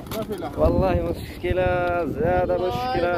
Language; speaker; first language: Arabic; non-native, learner; Urdu